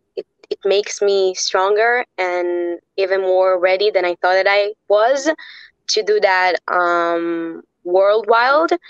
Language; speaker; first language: English; non-native, fluent; Hebrew